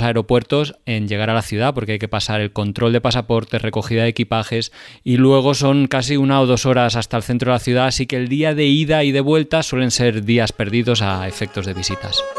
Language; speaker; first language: Spanish; native; Spanish